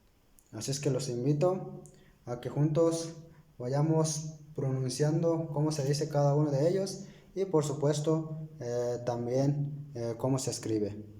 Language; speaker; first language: Spanish; non-native, local second language; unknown